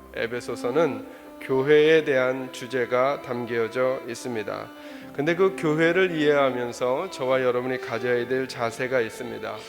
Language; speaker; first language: Korean; native; Korean